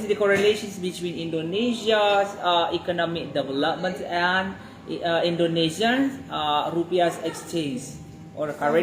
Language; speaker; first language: English; non-native, fluent; Indonesian